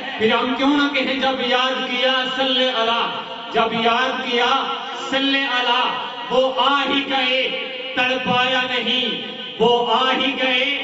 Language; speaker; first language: Urdu; non-native, local second language; Punjabi